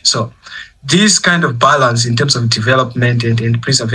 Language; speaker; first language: English; non-native, local second language; Shona